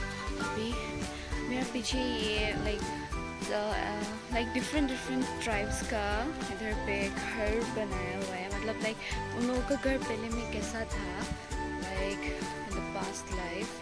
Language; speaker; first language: Hindi; non-native, local second language; Assamese